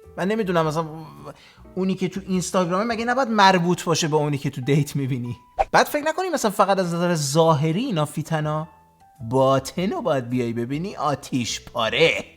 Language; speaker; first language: Persian; early bilingual, heritage; Persian